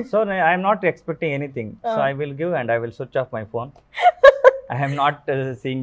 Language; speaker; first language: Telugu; non-native, learner; Kannada